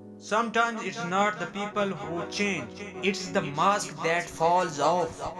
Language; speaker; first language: English; non-native, local second language; Urdu